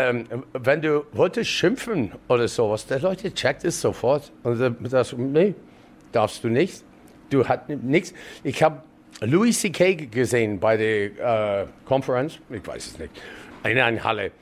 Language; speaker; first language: German; non-native, learner; English